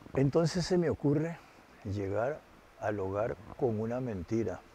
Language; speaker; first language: Spanish; native; Spanish